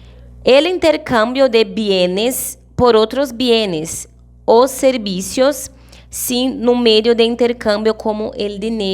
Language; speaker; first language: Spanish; non-native, fluent; Portuguese